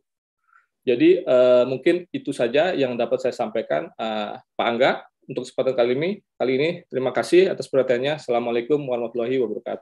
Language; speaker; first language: Indonesian; native; Indonesian